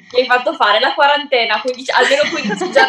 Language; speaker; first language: Italian; native; Italian